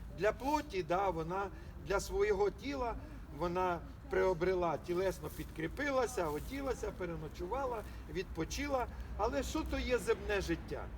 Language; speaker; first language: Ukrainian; non-native, local second language; Russian